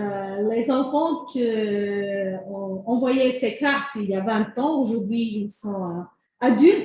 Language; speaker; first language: French; non-native, fluent; Croatian